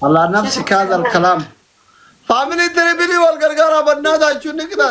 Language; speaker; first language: Arabic; non-native, learner; Oromo